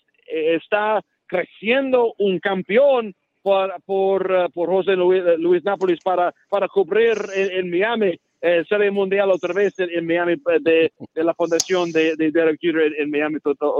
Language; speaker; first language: Spanish; non-native, learner; English